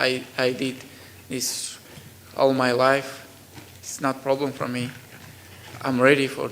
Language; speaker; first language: English; non-native, learner; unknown